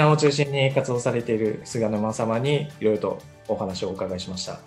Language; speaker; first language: Japanese; native; Japanese